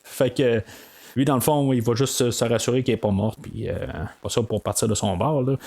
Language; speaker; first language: French; native; French